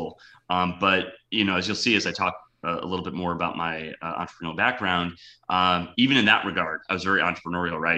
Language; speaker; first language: English; native; English